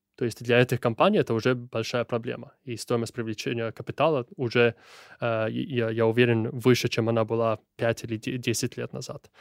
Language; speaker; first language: Russian; non-native, fluent; Italian